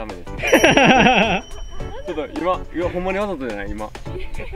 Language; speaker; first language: Japanese; native; Japanese